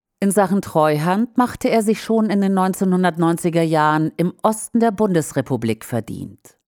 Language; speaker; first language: German; native; German